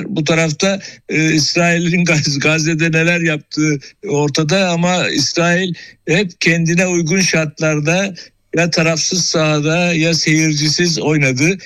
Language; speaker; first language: Turkish; native; Turkish